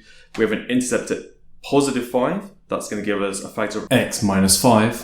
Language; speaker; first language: English; native; English